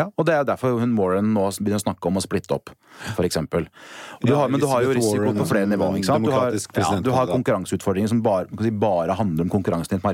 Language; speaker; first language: Norwegian; native; Norwegian